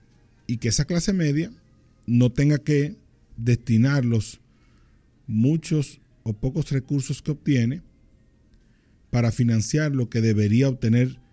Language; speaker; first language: Spanish; native; Spanish